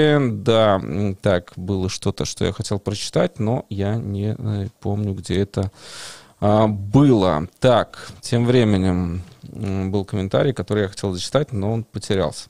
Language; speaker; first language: Russian; native; Russian